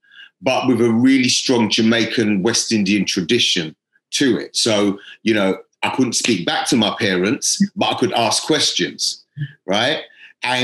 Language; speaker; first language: English; native; English